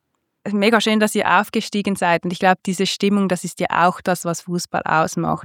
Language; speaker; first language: German; native; German